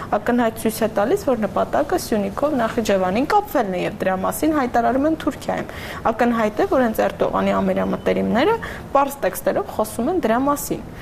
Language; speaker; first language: Armenian; native; Armenian